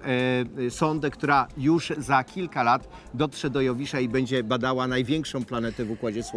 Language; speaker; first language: Polish; native; Polish